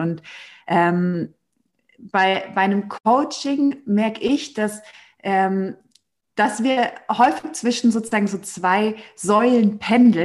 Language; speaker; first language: German; native; German